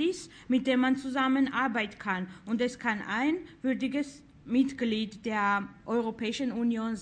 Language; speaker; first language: German; non-native, fluent; Georgian